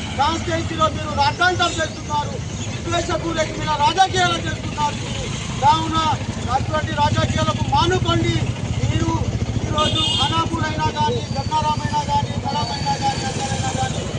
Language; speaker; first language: Telugu; native; Telugu